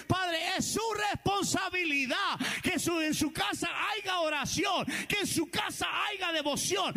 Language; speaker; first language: Spanish; early bilingual, heritage; Spanish